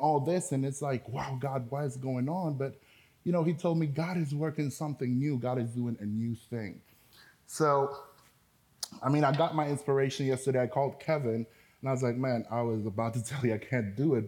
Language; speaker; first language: English; non-native, local second language; Spanish